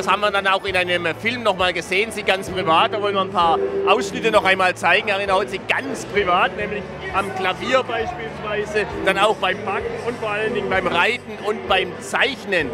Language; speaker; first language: German; native; German